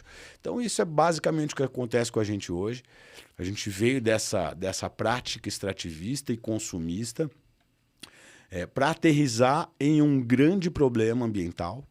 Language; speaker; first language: Portuguese; native; Portuguese